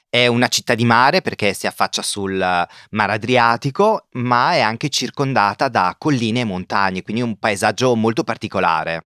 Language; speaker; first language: Italian; native; Italian